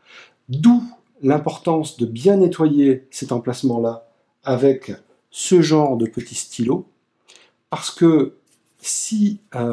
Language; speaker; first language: French; native; French